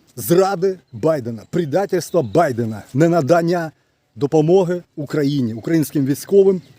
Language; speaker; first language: Ukrainian; non-native, local second language; Russian